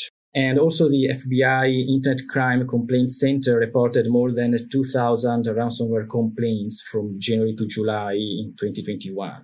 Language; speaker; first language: English; non-native, fluent; Italian